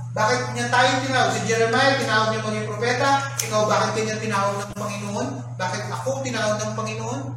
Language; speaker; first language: Filipino; native; Filipino